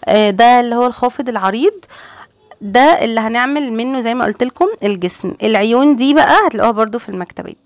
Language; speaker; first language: Arabic; native; Arabic